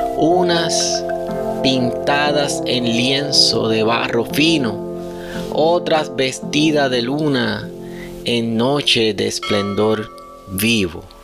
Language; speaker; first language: Spanish; native; Spanish